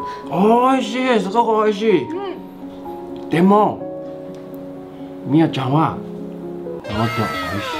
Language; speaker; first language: Japanese; non-native, learner; Chinese